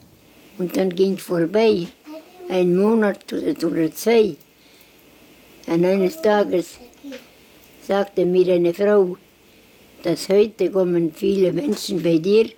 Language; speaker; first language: German; non-native, learner; Estonian